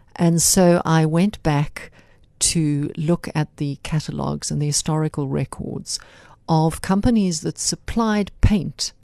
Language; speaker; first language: English; native; English